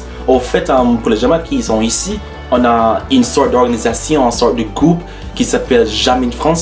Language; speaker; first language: French; non-native, learner; English